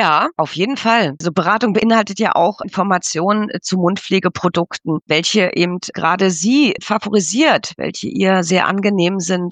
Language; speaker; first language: German; native; German